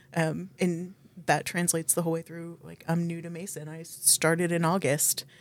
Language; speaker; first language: English; native; English